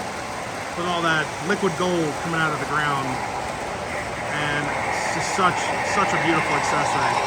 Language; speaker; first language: English; native; English